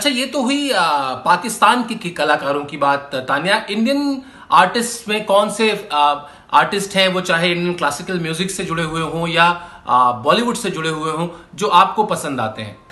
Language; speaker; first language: Hindi; native; Hindi